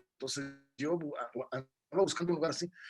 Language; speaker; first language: Spanish; native; Spanish